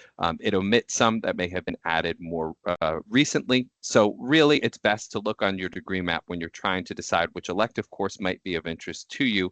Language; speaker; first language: English; native; English